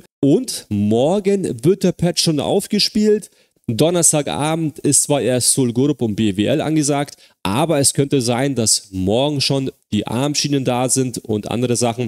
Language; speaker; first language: German; native; German